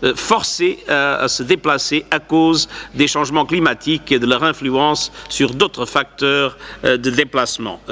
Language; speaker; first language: French; non-native, fluent; Portuguese